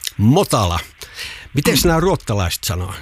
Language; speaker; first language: Finnish; native; Finnish